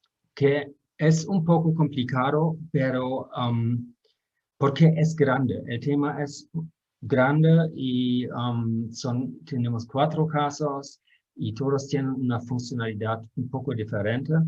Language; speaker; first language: Spanish; non-native, fluent; German